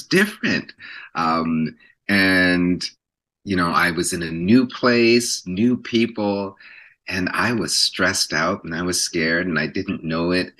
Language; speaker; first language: English; native; English